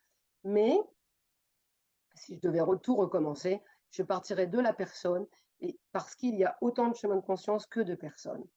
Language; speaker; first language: French; native; French